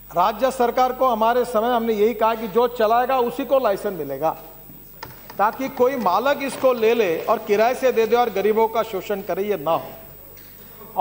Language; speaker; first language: Hindi; non-native, local second language; Marathi